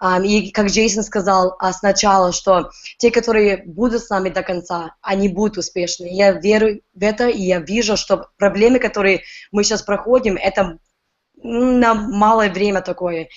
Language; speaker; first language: Russian; early bilingual, heritage; Russian